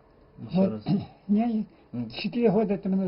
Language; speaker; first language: Russian; native; Russian